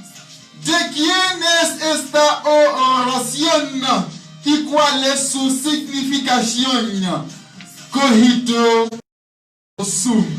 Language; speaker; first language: Spanish; non-native, learner; Haitian Creole